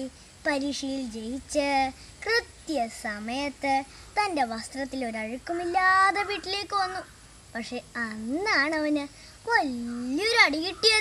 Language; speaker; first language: Malayalam; native; Malayalam